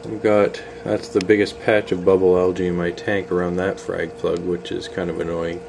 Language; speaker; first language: English; native; English